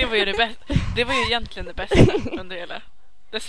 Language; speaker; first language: Swedish; native; Swedish